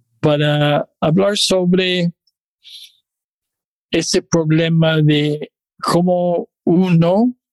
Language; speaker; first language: Spanish; non-native, fluent; English